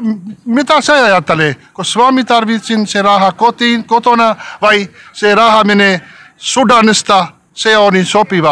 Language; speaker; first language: Finnish; non-native, learner; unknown